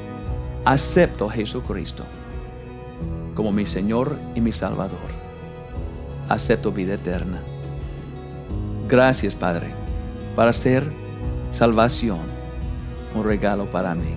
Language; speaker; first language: Spanish; non-native, fluent; English